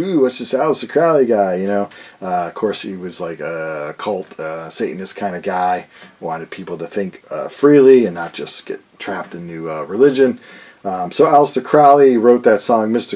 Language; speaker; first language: English; native; English